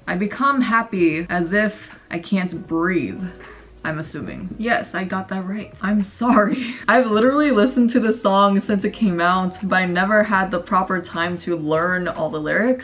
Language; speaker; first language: English; native; English